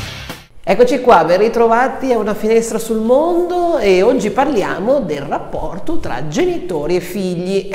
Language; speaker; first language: Italian; native; Italian